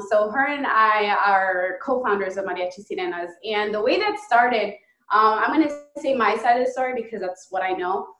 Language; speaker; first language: English; early bilingual, other home language; Spanish